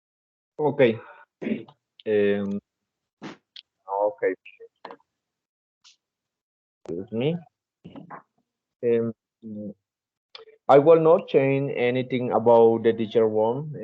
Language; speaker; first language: English; non-native, learner; Spanish